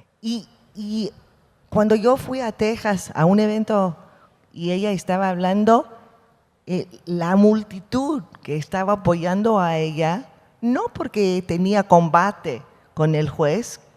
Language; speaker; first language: Spanish; non-native, fluent; English